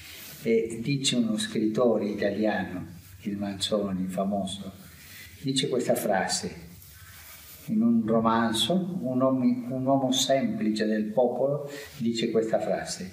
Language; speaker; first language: Italian; early bilingual, heritage; Spanish